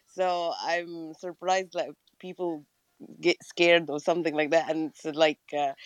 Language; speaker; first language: English; non-native, fluent; Arabic